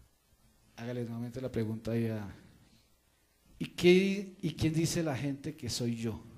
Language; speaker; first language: Spanish; native; Spanish